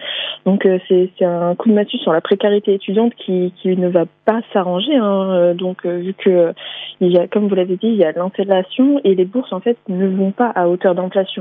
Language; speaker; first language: French; native; French